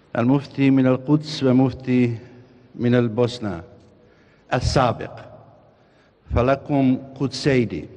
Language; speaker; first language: Arabic; non-native, fluent; Bosnian